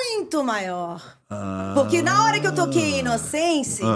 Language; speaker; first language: Portuguese; early bilingual, other home language; Italian